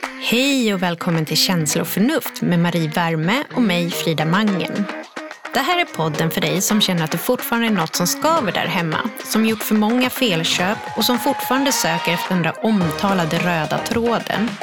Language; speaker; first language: Swedish; native; Swedish